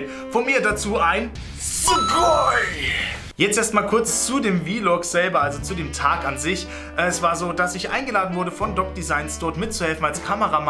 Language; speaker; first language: German; native; German